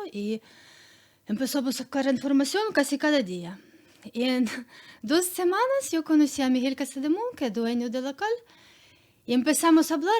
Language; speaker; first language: Spanish; non-native, learner; Ukrainian